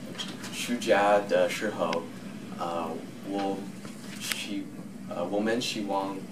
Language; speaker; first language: Chinese; non-native, learner; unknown